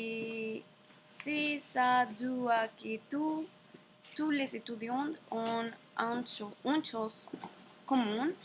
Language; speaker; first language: French; non-native, learner; Spanish